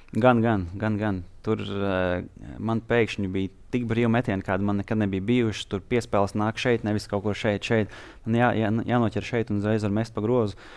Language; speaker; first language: Latvian; native; Latvian